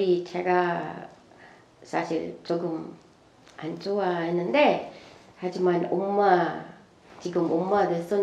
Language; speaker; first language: Korean; non-native, learner; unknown